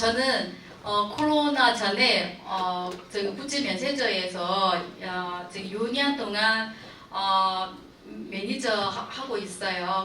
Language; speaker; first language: Korean; non-native, learner; Chinese